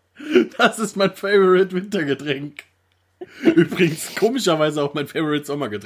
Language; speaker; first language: German; native; German